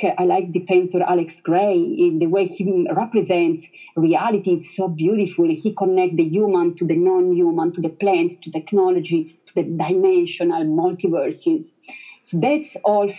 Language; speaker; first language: English; non-native, fluent; Italian